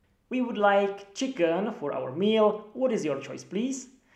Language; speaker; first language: English; non-native, fluent; Czech